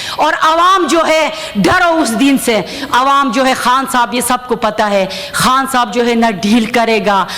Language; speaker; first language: Urdu; non-native, local second language; Khowar